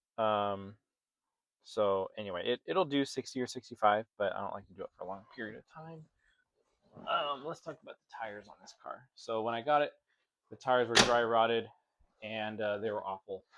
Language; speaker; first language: English; native; English